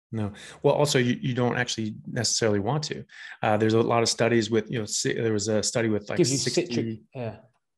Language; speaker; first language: English; native; English